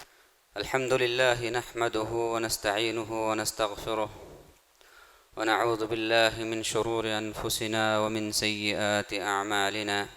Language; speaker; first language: Arabic; non-native, fluent; Urdu